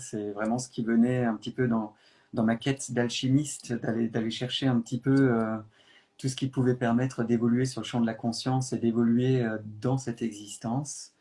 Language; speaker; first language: French; native; French